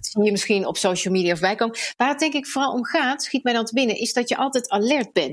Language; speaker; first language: Dutch; native; Dutch